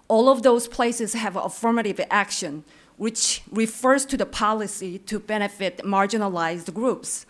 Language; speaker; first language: English; non-native, fluent; Korean